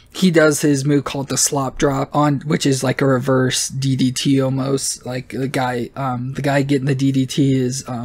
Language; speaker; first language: English; native; English